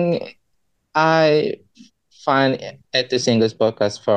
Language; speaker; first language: English; non-native, learner; Indonesian